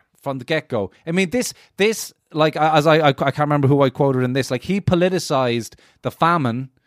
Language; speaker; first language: English; native; English